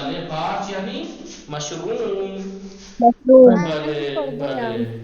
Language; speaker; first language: Persian; non-native, fluent; Urdu